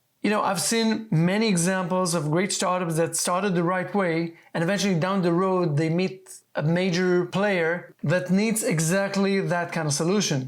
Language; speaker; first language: English; non-native, fluent; Hebrew